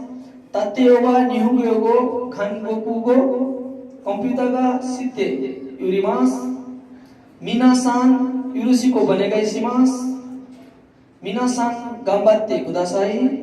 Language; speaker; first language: Japanese; non-native, learner; Nepali